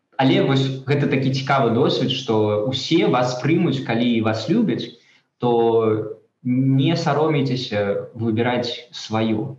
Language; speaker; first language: Belarusian; non-native, local second language; Russian